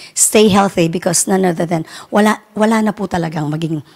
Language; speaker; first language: English; non-native, local second language; Filipino